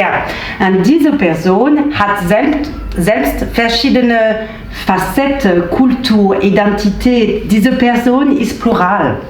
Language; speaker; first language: German; non-native, learner; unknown